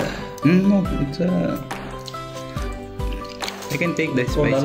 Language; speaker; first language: English; non-native, learner; Filipino